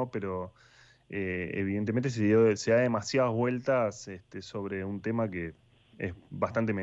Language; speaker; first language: Spanish; native; Spanish